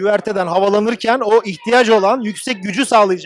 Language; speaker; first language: Turkish; native; Turkish